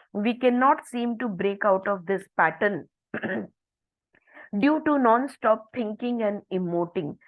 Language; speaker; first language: Hindi; non-native, local second language; Marathi